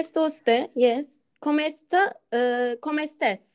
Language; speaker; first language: Spanish; non-native, learner; Turkish